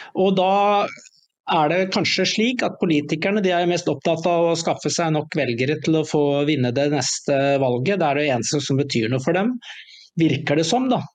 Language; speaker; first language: Norwegian; native; Norwegian